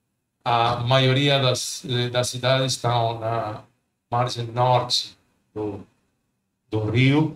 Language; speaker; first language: Portuguese; non-native, fluent; Spanish